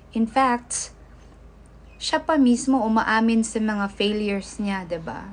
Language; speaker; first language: Filipino; native; Filipino